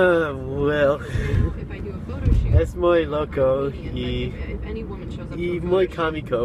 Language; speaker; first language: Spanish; non-native, learner; English